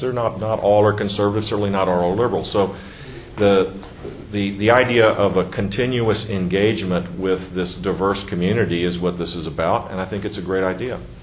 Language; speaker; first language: English; native; English